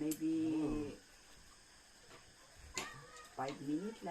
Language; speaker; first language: English; non-native, learner; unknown